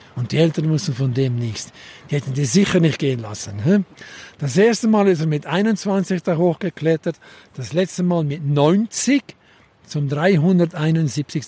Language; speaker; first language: German; native; German